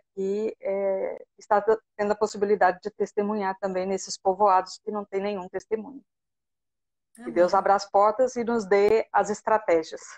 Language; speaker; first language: Portuguese; native; Portuguese